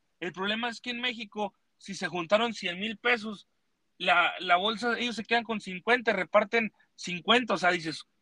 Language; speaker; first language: Spanish; early bilingual, heritage; Spanish